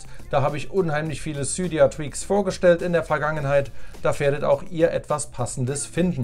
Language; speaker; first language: German; native; German